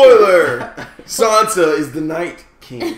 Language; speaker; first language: English; native; English